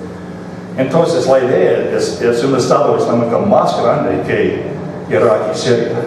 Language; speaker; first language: Spanish; non-native, fluent; English